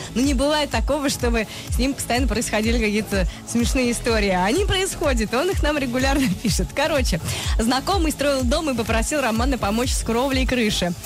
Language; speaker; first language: Russian; native; Russian